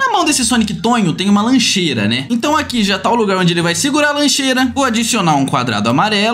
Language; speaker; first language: Portuguese; native; Portuguese